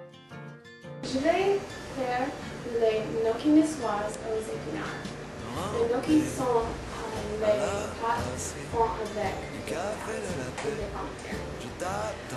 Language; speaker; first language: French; non-native, learner; English